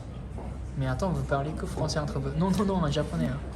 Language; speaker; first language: French; non-native, fluent; Japanese